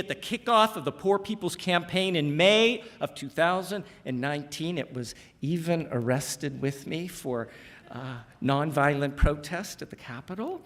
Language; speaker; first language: English; native; English